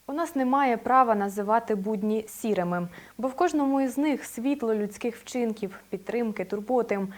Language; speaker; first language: Ukrainian; native; Ukrainian